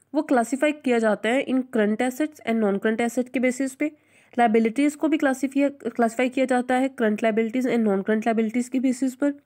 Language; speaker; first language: Hindi; non-native, local second language; Punjabi